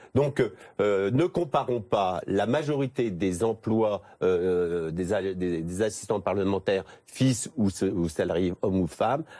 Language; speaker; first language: French; native; French